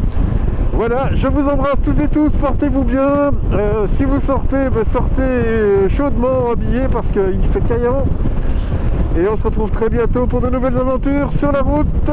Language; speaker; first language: French; native; French